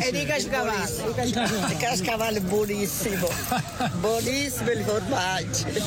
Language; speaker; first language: Italian; native; Italian